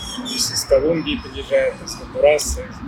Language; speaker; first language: Russian; native; Russian